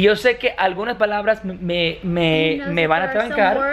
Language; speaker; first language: Spanish; non-native, learner; English